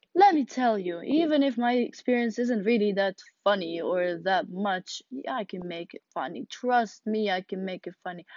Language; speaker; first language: English; non-native, fluent; Russian